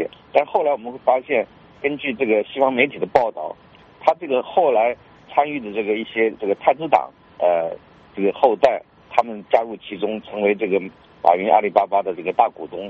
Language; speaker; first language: Chinese; native; Chinese